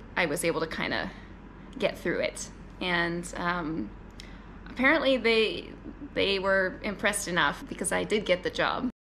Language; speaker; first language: English; native; English